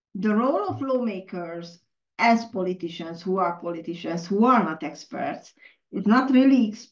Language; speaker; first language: English; non-native, fluent; Hungarian